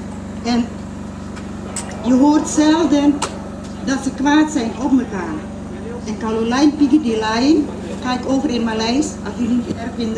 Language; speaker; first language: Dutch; early bilingual, other home language; Malay